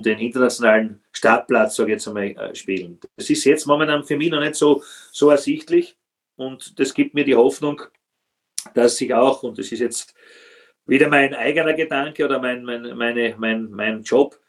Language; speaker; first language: German; native; German